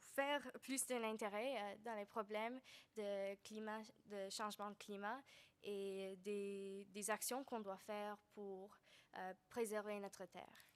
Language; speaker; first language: French; non-native, learner; English